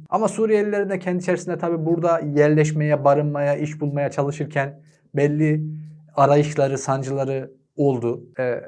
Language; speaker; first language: Turkish; native; Turkish